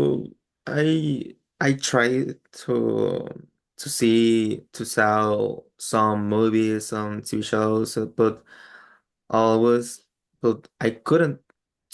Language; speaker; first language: English; non-native, learner; Spanish